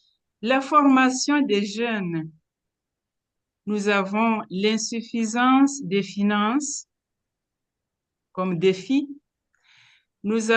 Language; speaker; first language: French; non-native, local second language; Kinyarwanda